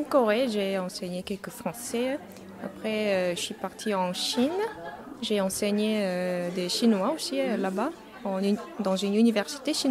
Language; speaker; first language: French; non-native, fluent; Korean